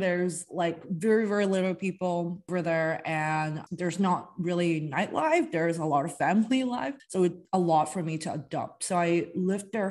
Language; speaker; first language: English; non-native, local second language; Cantonese